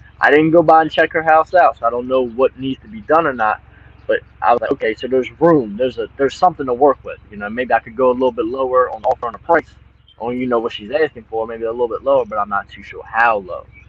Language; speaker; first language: English; native; English